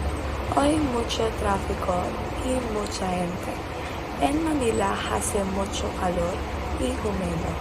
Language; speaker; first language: Spanish; non-native, learner; Filipino